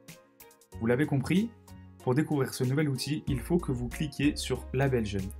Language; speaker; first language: French; native; French